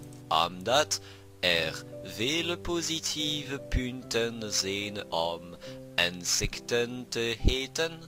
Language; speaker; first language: Dutch; non-native, learner; French